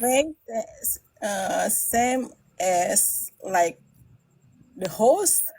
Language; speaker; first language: English; non-native, learner; Indonesian